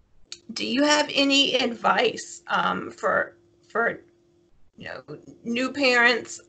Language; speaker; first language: English; native; English